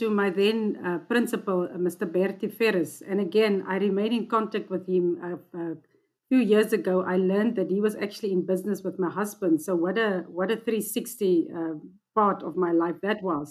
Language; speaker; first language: English; non-native, local second language; Afrikaans